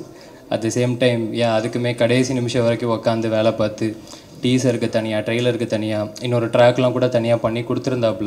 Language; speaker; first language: Tamil; native; Tamil